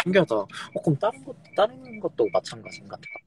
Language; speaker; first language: Korean; native; Korean